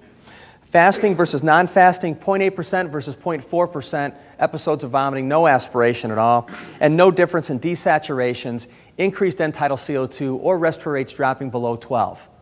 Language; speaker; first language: English; native; English